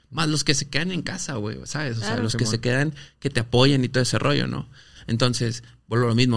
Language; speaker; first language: Spanish; native; Spanish